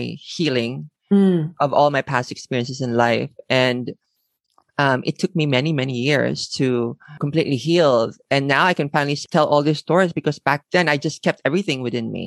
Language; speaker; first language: English; non-native, local second language; Filipino